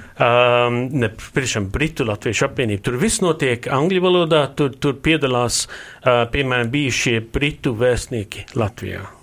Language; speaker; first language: Latvian; early bilingual, heritage; Latvian